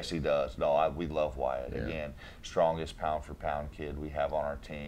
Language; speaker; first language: English; native; English